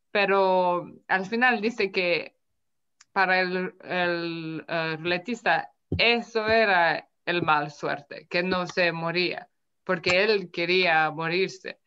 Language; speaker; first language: Spanish; non-native, fluent; Romanian